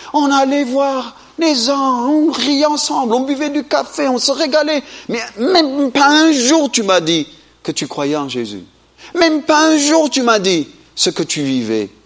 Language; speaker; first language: French; non-native, fluent; Amharic